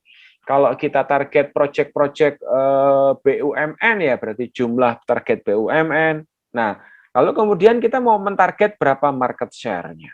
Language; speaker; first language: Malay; non-native, local second language; Javanese